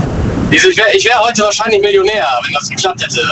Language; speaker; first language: German; native; German